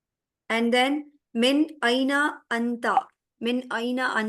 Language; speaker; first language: Arabic; non-native, fluent; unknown